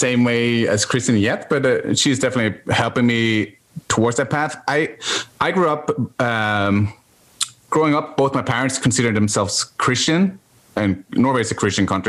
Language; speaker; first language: English; non-native, fluent; Norwegian